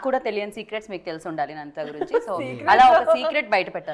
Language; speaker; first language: Telugu; native; Telugu